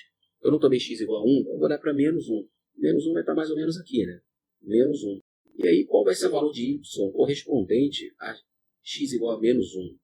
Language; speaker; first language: Portuguese; native; Portuguese